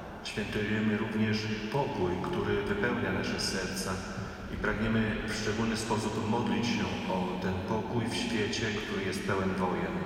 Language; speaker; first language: Polish; native; Polish